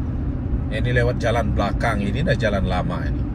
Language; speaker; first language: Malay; non-native, local second language; Balinese